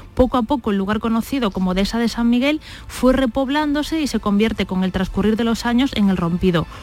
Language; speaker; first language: Spanish; native; Spanish